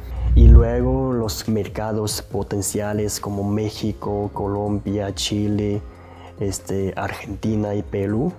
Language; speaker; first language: Spanish; non-native, learner; Chinese